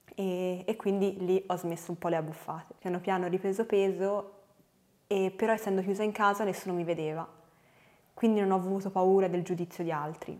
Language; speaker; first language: Italian; native; Italian